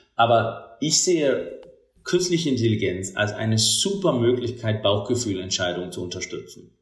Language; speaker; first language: German; non-native, fluent; Danish